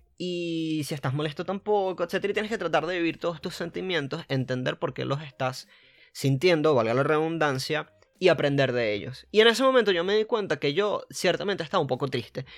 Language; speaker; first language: Spanish; native; Spanish